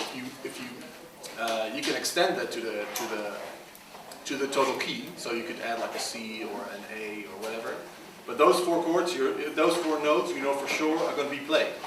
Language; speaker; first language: English; non-native, fluent; Dutch